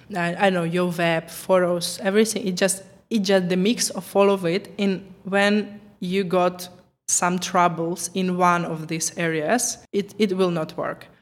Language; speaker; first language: English; non-native, fluent; Ukrainian